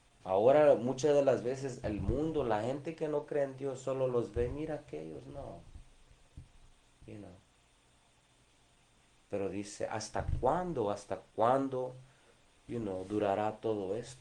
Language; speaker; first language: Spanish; early bilingual, heritage; Spanish